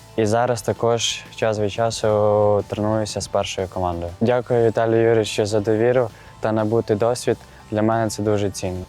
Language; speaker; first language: Ukrainian; native; Ukrainian